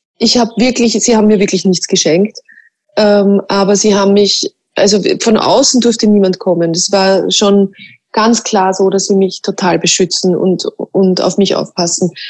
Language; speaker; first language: German; native; German